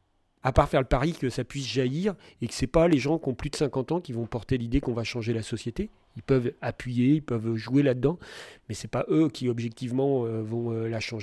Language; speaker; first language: French; native; French